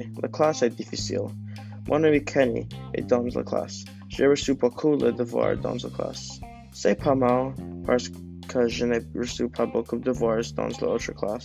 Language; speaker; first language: French; non-native, learner; English